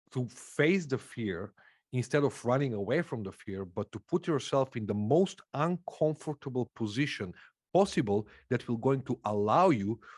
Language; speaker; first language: English; non-native, fluent; Macedonian